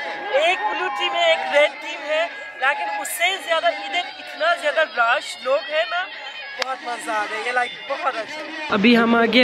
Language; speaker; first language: Hindi; non-native, fluent; Turkish